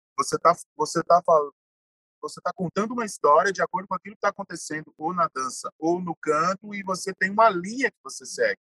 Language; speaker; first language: Portuguese; native; Portuguese